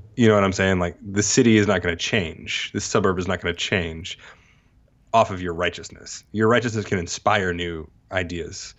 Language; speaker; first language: English; native; English